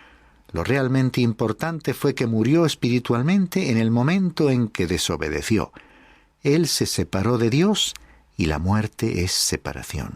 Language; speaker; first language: Spanish; native; Spanish